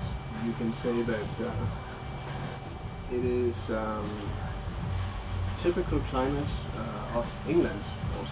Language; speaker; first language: English; non-native, fluent; Danish